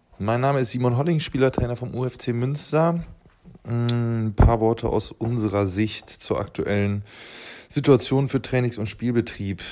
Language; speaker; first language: German; native; German